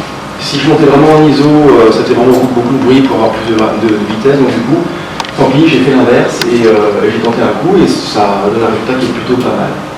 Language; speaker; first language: French; native; French